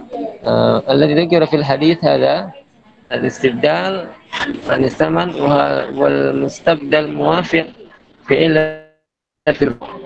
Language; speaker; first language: Arabic; non-native, fluent; Indonesian